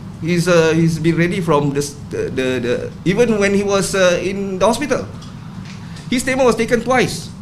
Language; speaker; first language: English; non-native, local second language; Malay